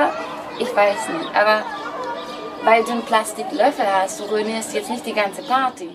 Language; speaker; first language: German; non-native, fluent; Greek